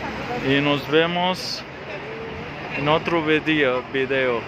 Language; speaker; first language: Spanish; non-native, fluent; Arabic